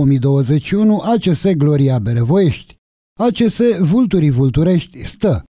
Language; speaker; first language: Romanian; native; Romanian